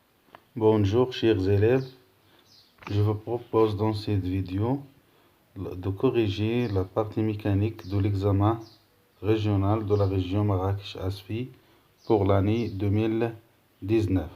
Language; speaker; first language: French; non-native, local second language; Arabic